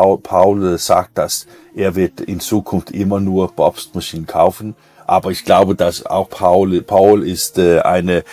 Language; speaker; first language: German; non-native, learner; Danish